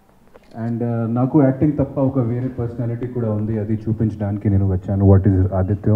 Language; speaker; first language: Telugu; non-native, fluent; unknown